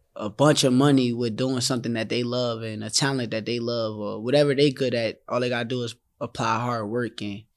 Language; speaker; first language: English; native; English